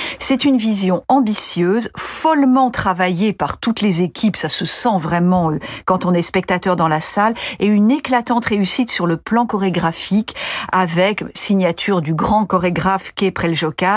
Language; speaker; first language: French; native; French